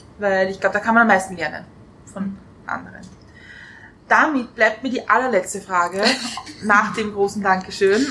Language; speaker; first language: German; native; German